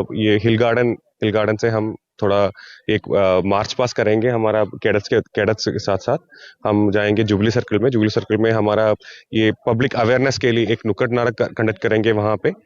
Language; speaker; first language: Hindi; non-native, local second language; Gujarati